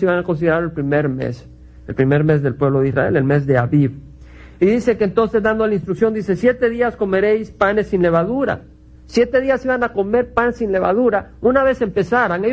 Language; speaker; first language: Spanish; native; Spanish